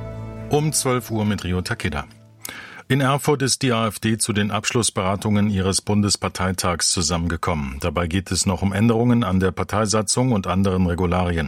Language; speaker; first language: German; native; German